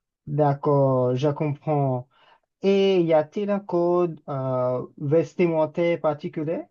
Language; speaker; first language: French; non-native, fluent; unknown